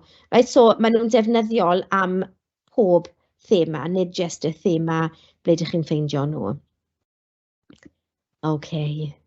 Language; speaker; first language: Welsh; non-native, local second language; English